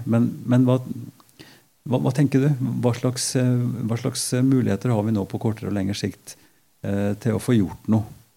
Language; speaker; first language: Norwegian; native; Norwegian